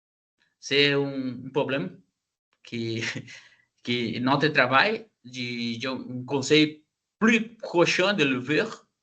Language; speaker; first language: French; non-native, learner; Portuguese